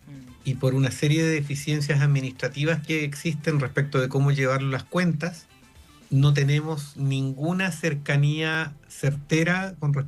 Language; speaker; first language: Spanish; native; Spanish